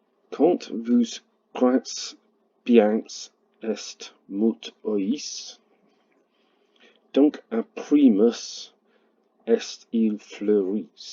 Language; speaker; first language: French; non-native, learner; English